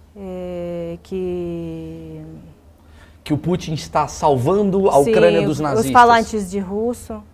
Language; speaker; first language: Portuguese; non-native, fluent; Ukrainian